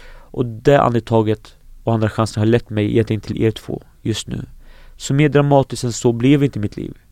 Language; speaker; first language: Swedish; early bilingual, other home language; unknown